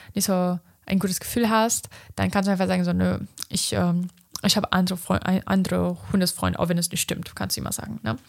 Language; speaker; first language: German; non-native, fluent; Romanian